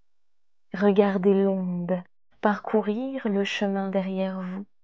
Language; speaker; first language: French; native; French